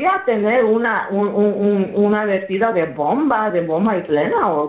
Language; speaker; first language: Spanish; early bilingual, heritage; English